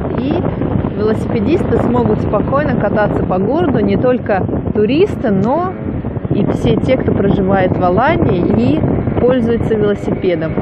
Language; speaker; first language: Russian; native; Russian